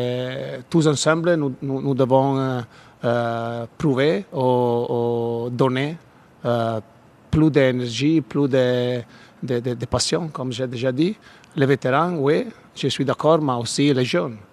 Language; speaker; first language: French; non-native, fluent; Italian